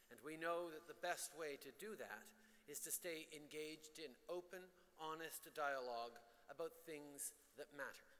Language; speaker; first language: English; early bilingual, other home language; French